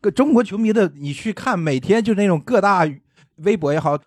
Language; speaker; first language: Chinese; native; Chinese